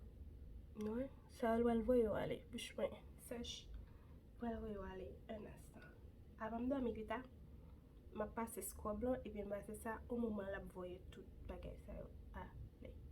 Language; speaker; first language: French; non-native, local second language; Haitian Creole